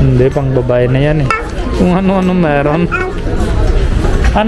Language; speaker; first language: Filipino; non-native, learner; Hindi